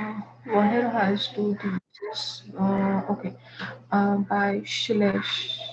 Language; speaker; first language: German; non-native, learner; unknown